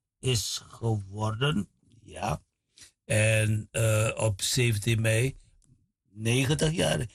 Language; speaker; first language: Dutch; native; Dutch